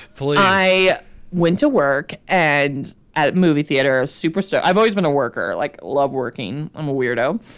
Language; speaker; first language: English; native; English